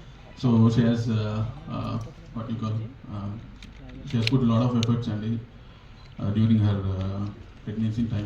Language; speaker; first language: Telugu; native; Telugu